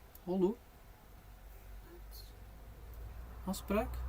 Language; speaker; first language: Dutch; native; Dutch